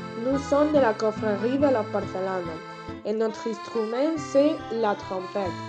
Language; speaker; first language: French; non-native, learner; Spanish